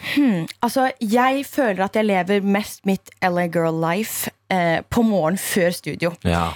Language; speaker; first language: Norwegian; native; Norwegian